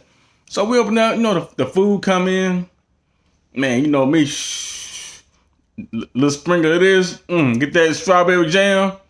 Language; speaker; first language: English; native; English